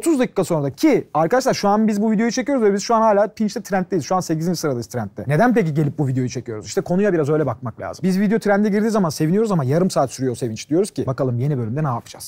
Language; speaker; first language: Turkish; native; Turkish